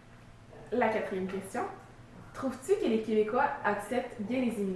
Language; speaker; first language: French; native; French